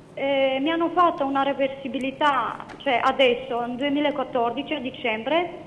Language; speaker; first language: Italian; non-native, learner; Romanian